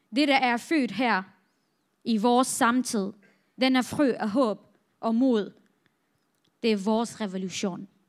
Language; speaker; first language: Danish; non-native, fluent; Central Kurdish